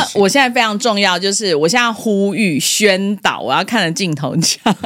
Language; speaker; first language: Chinese; native; Chinese